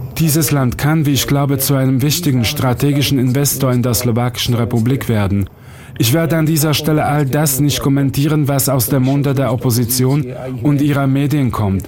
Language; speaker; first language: German; non-native, fluent; Slovak